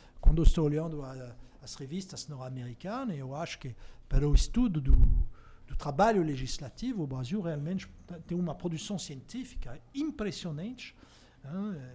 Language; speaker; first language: Portuguese; non-native, fluent; French